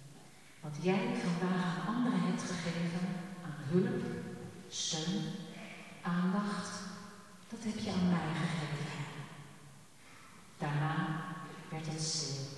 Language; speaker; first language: Dutch; native; Dutch